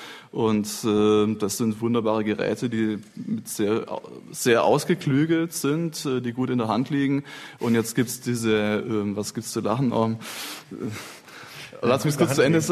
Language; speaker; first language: German; native; German